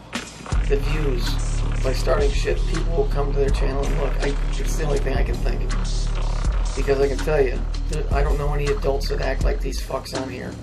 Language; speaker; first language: English; native; English